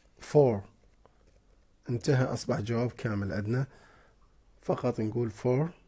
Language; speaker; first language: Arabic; native; Arabic